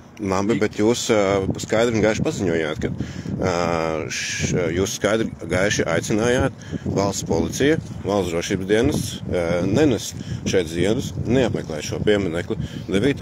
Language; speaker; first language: Latvian; native; Latvian